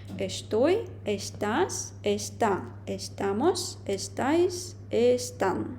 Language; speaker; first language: Spanish; non-native, fluent; Ukrainian